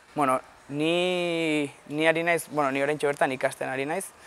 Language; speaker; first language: Basque; native; Basque